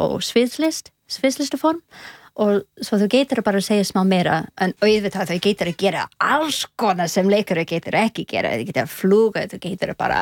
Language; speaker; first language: Icelandic; non-native, learner; English